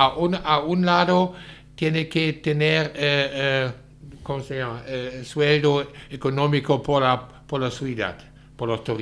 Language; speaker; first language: Spanish; non-native, fluent; German